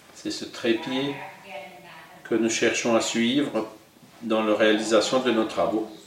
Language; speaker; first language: French; non-native, fluent; Portuguese